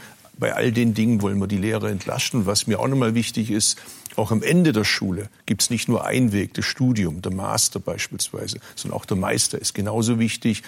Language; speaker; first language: German; early bilingual, other home language; Turkish